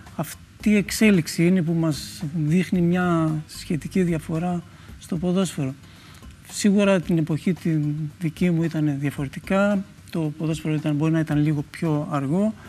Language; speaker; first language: Greek; early bilingual, other home language; Russian